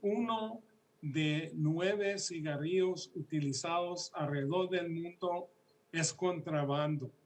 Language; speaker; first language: Spanish; early bilingual, heritage; Spanish